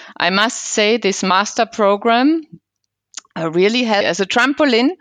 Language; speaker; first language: English; non-native, fluent; German